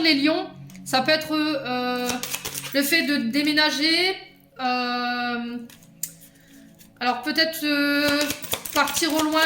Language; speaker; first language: French; native; French